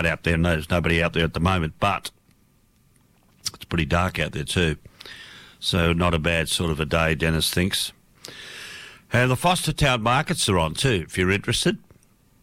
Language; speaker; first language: English; native; English